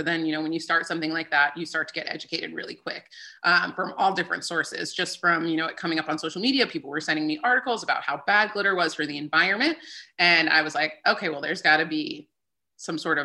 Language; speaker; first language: English; native; English